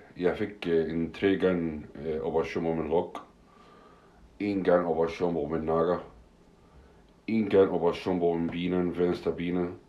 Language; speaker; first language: Danish; non-native, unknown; Arabic